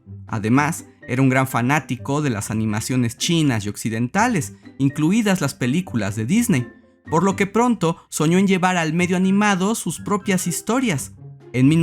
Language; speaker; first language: Spanish; native; Spanish